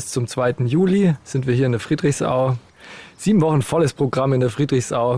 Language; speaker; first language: German; native; German